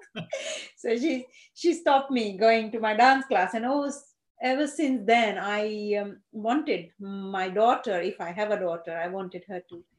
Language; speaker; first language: English; non-native, local second language; Gujarati